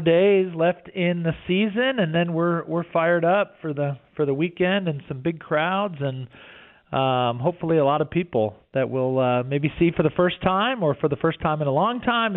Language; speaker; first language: English; native; English